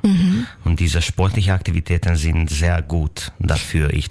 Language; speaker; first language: German; non-native, fluent; Hungarian